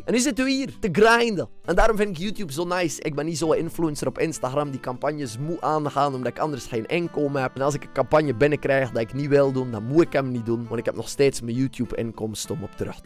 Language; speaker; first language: Dutch; native; Dutch